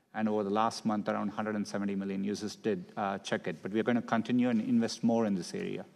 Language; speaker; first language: English; non-native, local second language; Tamil